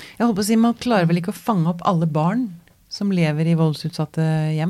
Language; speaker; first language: Norwegian; native; Norwegian